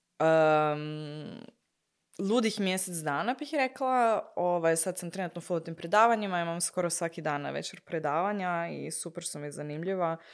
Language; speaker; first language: Croatian; early bilingual, heritage; Croatian